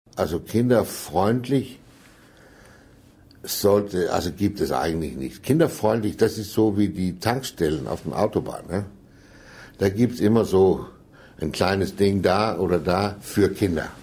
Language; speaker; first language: German; non-native, fluent; Danish